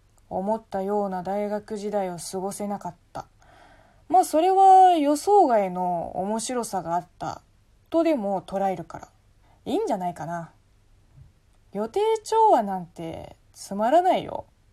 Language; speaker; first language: Japanese; non-native, fluent; Chinese